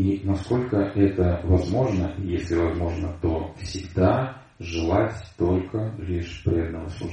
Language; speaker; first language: Russian; native; Russian